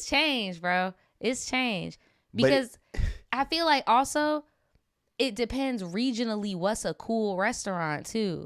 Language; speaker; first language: English; native; English